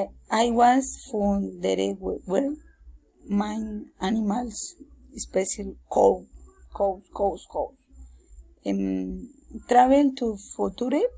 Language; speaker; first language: English; non-native, learner; Spanish